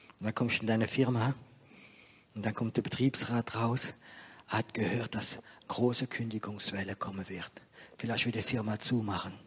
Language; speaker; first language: German; non-native, fluent; French